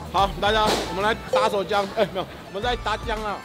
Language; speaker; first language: Chinese; non-native, fluent; English